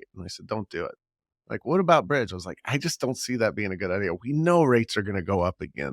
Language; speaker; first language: English; native; English